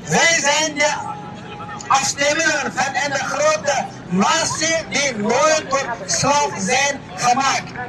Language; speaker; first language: Dutch; non-native, learner; Uyghur